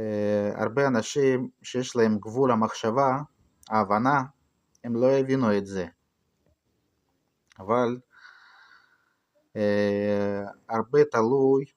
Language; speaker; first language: Hebrew; non-native, fluent; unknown